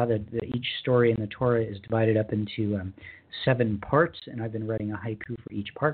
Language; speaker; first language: English; native; English